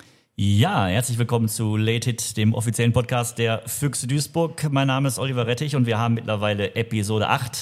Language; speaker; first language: German; native; German